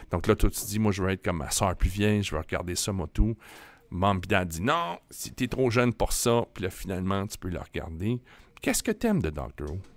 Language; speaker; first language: French; native; French